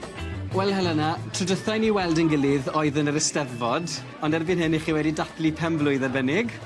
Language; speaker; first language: Welsh; native; Welsh